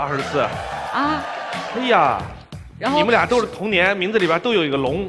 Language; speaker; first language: Chinese; native; Chinese